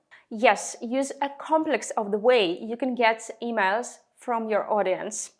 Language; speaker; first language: English; non-native, fluent; Russian